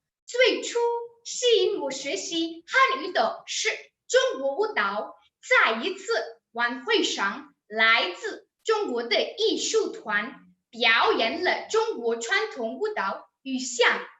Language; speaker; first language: Chinese; non-native, learner; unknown